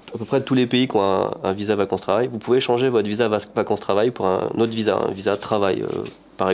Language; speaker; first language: French; native; French